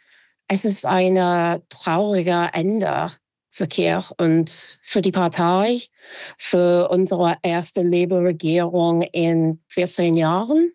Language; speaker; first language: German; non-native, fluent; English